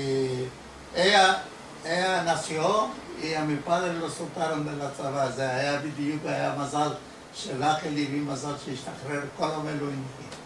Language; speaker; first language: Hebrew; non-native, fluent; Ladino